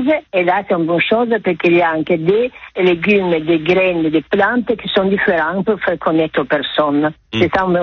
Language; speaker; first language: French; non-native, learner; Italian